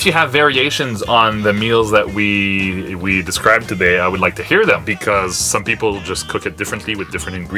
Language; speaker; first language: English; non-native, local second language; French